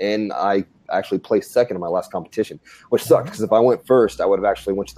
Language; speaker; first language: English; native; English